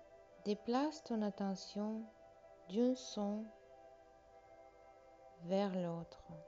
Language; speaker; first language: French; non-native, fluent; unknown